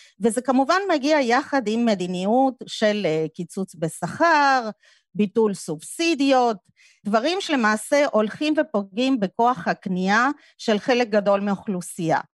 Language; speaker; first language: Hebrew; non-native, fluent; Spanish